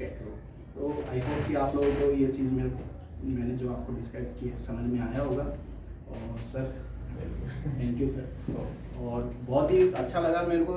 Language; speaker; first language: Hindi; native; Hindi